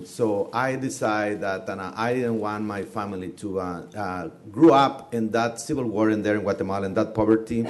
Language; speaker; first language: English; non-native, fluent; Spanish